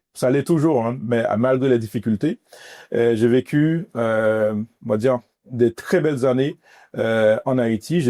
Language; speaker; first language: French; early bilingual, other home language; Haitian Creole